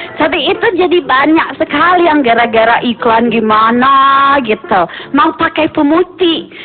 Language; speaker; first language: Indonesian; non-native, fluent; English